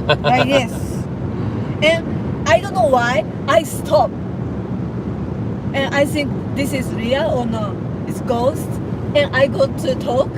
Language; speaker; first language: English; non-native, learner; Japanese